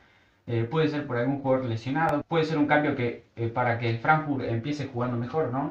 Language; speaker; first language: Spanish; native; Spanish